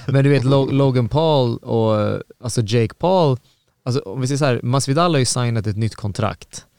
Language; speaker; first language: Swedish; native; Swedish